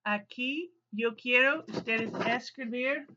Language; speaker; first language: Spanish; non-native, learner; English